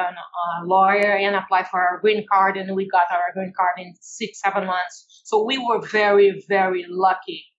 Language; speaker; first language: English; non-native, fluent; Portuguese